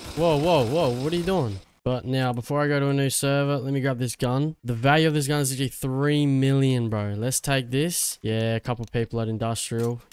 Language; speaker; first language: English; native; English